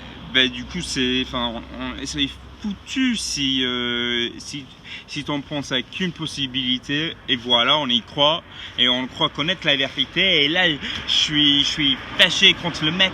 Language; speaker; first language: French; non-native, fluent; English